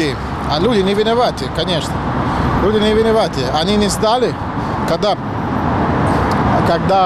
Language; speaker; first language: Russian; non-native, learner; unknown